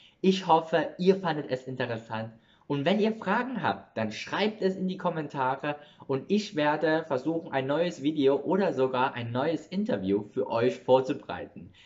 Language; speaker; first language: German; early bilingual, other home language; Vietnamese